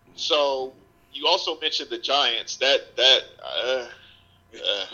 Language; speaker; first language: English; native; English